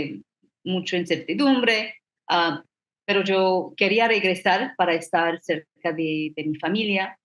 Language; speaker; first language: Spanish; non-native, fluent; English